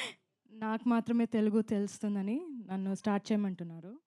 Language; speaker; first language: Telugu; non-native, fluent; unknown